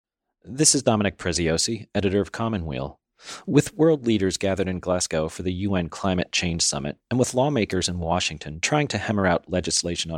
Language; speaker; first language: English; native; English